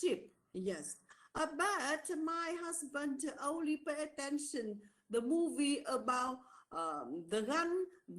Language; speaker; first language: English; non-native, learner; Vietnamese